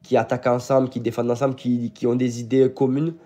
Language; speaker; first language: French; native; French